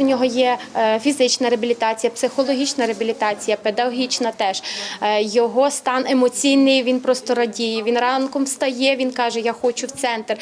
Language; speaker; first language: Ukrainian; native; Ukrainian